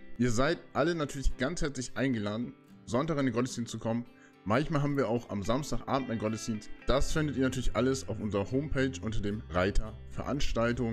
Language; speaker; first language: German; native; German